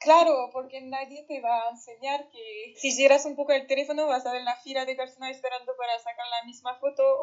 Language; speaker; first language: Spanish; non-native, fluent; French